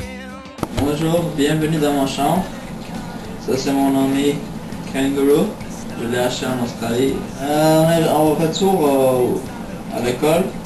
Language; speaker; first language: French; non-native, local second language; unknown